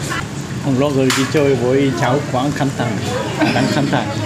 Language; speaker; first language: Vietnamese; non-native, learner; Japanese